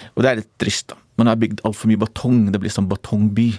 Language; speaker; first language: Norwegian; non-native, fluent; Arabic